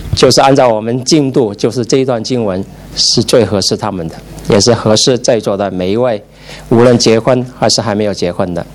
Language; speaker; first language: Chinese; native; Chinese